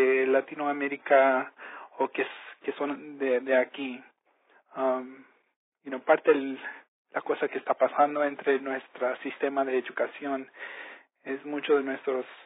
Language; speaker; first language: Spanish; early bilingual, heritage; Spanish